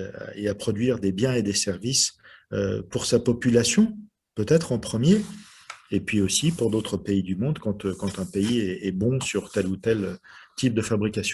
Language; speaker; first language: French; native; French